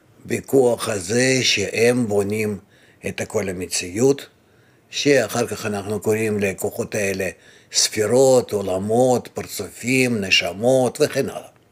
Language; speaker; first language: Hebrew; non-native, fluent; Russian